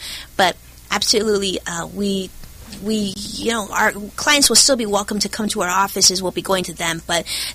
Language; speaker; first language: English; early bilingual, other home language; Chinese